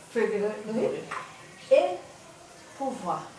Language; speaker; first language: French; non-native, learner; Portuguese